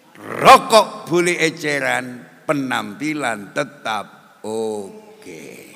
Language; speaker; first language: Indonesian; non-native, local second language; Javanese